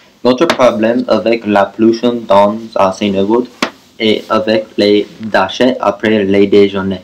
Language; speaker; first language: French; non-native, learner; English